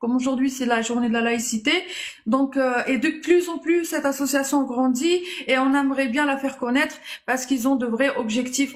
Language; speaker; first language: French; native; French